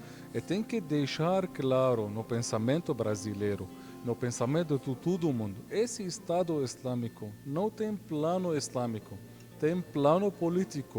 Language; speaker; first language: Portuguese; non-native, fluent; Arabic